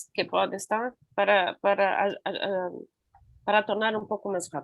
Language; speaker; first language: Portuguese; non-native, learner; Spanish